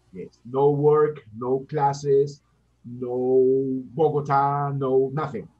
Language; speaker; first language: English; non-native, fluent; Spanish